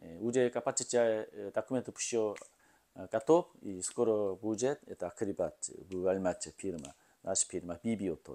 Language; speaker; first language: Russian; non-native, learner; Korean